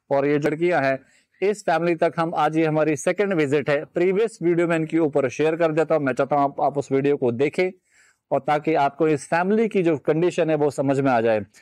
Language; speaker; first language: Hindi; native; Hindi